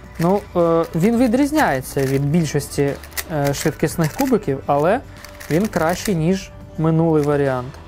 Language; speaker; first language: Ukrainian; non-native, local second language; Russian